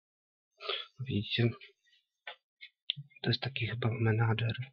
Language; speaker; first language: Polish; native; Polish